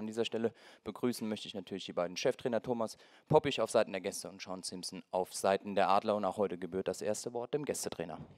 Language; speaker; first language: German; native; German